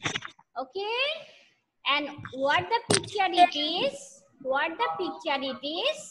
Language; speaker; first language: English; non-native, learner; Bangla